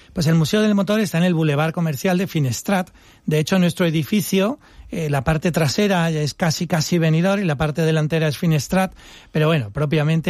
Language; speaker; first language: Spanish; native; Spanish